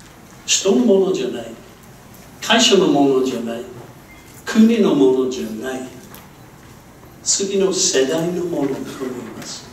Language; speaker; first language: Japanese; non-native, learner; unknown